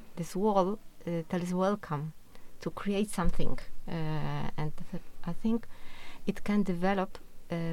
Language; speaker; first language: English; non-native, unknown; Polish